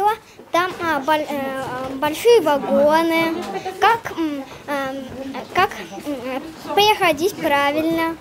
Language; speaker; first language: Russian; non-native, local second language; Kazakh